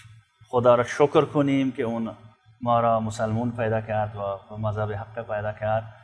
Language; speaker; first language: Persian; non-native, fluent; Urdu